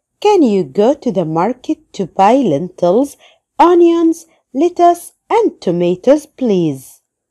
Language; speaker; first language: English; non-native, fluent; Arabic